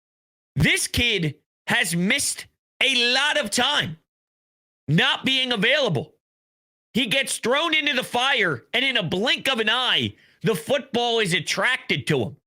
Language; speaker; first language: English; native; English